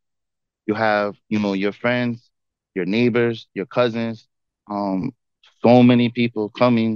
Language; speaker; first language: English; native; English